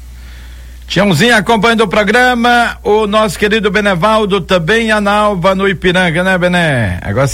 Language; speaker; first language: Portuguese; native; Portuguese